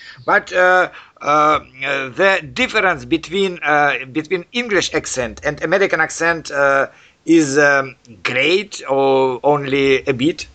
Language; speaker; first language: English; non-native, learner; Russian